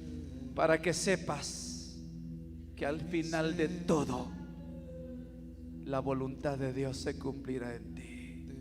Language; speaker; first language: Spanish; native; Spanish